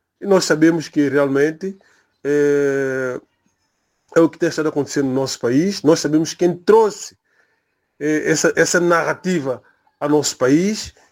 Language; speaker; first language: Portuguese; native; Portuguese